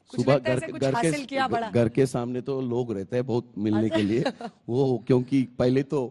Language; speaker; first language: Hindi; non-native, local second language; Telugu